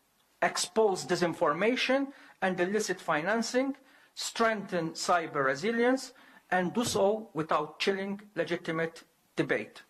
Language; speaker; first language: English; non-native, local second language; Maltese